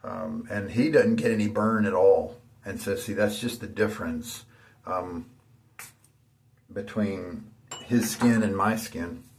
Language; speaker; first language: English; native; English